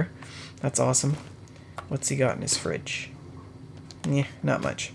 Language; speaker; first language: English; native; English